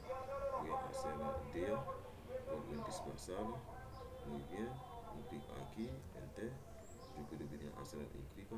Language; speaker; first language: Spanish; non-native, learner; Haitian Creole